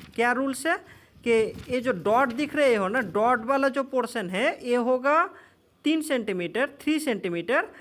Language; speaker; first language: Hindi; non-native, local second language; Bangla